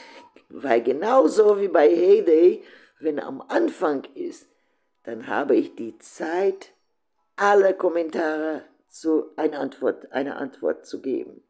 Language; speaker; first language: German; non-native, fluent; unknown